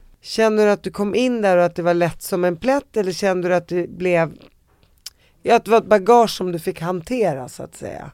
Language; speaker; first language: Swedish; early bilingual, other home language; Arabic